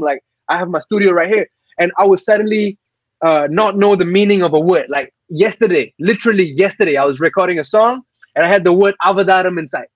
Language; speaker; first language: English; non-native, local second language; Tamil